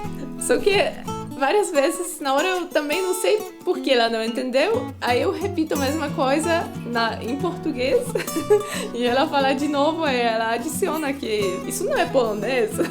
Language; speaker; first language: Portuguese; non-native, fluent; Polish